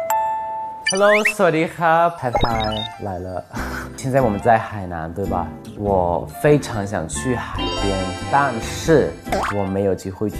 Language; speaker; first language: Chinese; non-native, learner; Thai